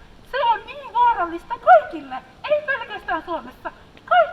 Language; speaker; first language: Finnish; early bilingual, other home language; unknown